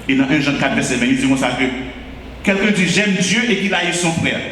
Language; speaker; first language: French; non-native, local second language; Haitian Creole